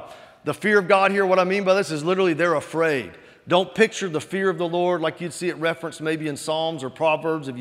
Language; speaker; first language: English; native; English